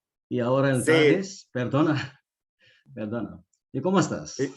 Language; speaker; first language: Spanish; non-native, learner; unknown